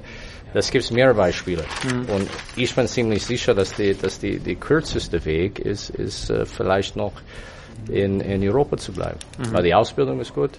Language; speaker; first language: German; non-native, fluent; English